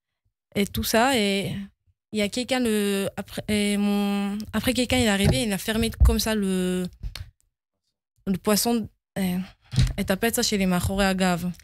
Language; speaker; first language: French; early bilingual, heritage; Hebrew